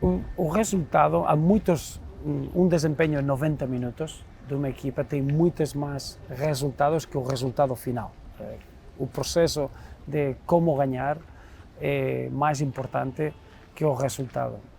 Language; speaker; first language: Portuguese; non-native, fluent; Spanish